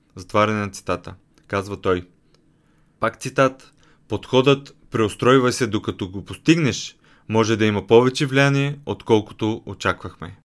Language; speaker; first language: Bulgarian; native; Bulgarian